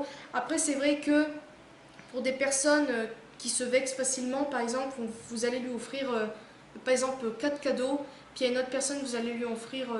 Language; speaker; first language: French; native; French